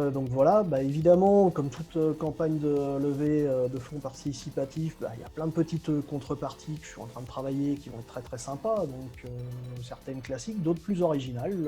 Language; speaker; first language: French; native; French